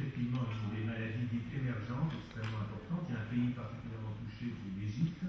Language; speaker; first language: French; native; French